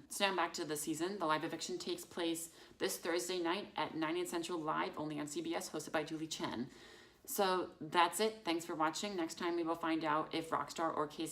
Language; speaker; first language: English; native; English